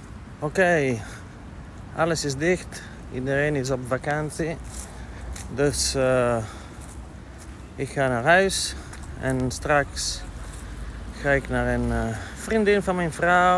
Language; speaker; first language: Dutch; non-native, fluent; Italian